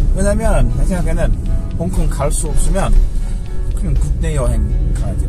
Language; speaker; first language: Korean; non-native, learner; English